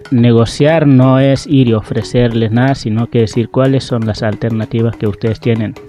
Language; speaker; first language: Spanish; non-native, fluent; Wolof